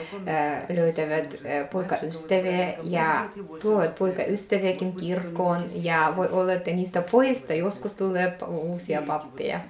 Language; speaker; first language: Finnish; non-native, fluent; Russian